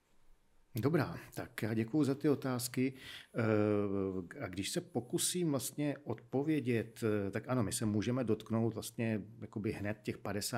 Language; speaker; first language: Czech; native; Czech